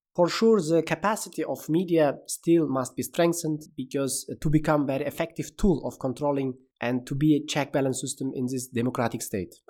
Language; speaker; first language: English; non-native, fluent; Uzbek